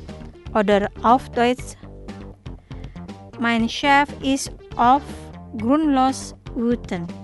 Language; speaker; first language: German; non-native, fluent; Indonesian